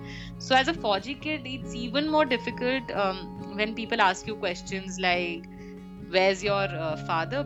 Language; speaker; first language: English; non-native, local second language; Hindi